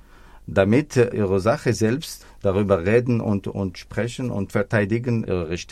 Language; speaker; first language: German; non-native, fluent; Arabic